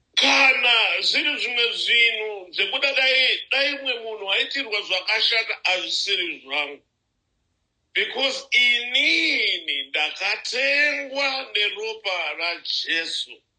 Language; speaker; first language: Shona; native; Shona